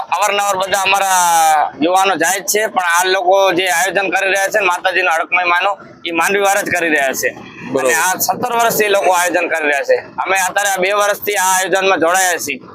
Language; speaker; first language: Gujarati; native; Gujarati